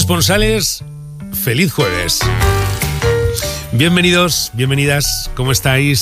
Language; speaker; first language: Spanish; native; Spanish